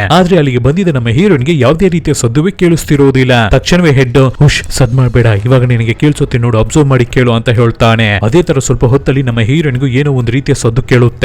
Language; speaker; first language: Kannada; native; Kannada